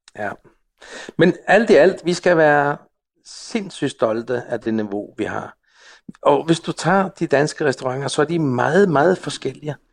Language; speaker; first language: Danish; non-native, local second language; Faroese